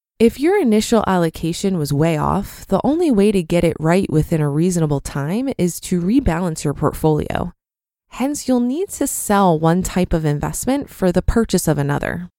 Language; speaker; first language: English; native; English